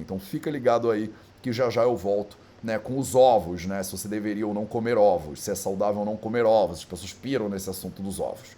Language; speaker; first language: Portuguese; native; Portuguese